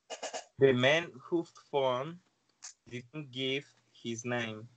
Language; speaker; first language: English; non-native, learner; Spanish